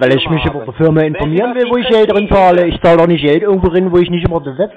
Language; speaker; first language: German; native; German